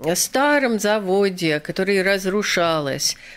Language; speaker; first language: Russian; non-native, fluent; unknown